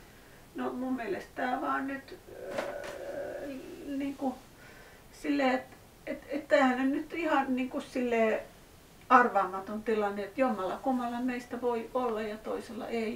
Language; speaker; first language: Finnish; native; Finnish